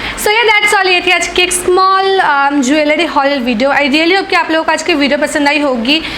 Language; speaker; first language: Hindi; non-native, local second language; Bangla